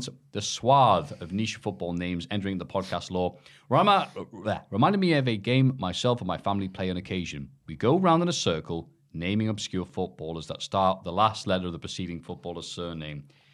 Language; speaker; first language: English; native; English